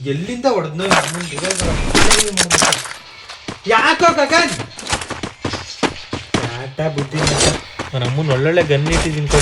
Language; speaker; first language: Kannada; native; Kannada